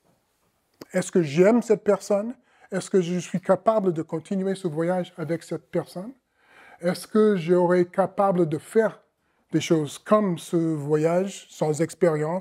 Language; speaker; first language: French; non-native, fluent; English